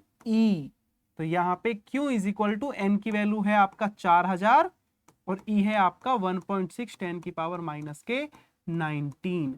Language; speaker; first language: Hindi; native; Hindi